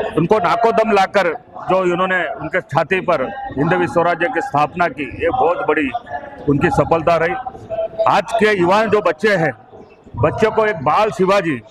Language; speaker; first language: Hindi; non-native, local second language; Marathi